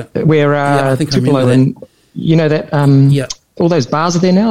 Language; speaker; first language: English; native; English